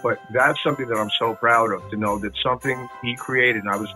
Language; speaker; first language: English; native; English